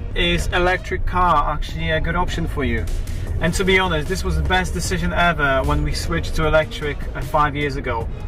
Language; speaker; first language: English; non-native, fluent; Polish